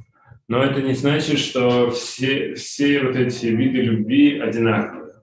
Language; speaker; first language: Russian; native; Russian